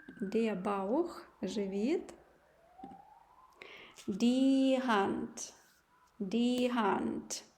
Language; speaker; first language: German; non-native, fluent; Ukrainian